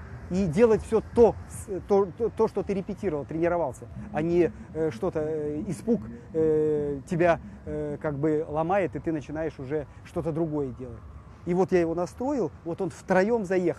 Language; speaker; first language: Russian; native; Russian